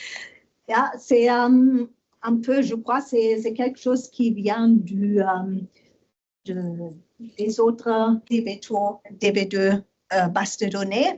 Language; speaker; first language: French; non-native, learner; German